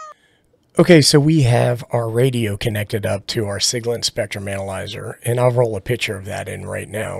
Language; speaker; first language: English; native; English